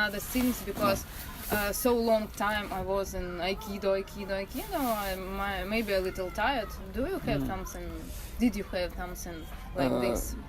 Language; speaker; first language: English; non-native, learner; Russian